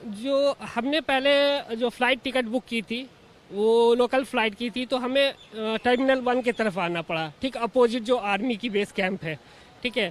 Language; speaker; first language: Hindi; native; Hindi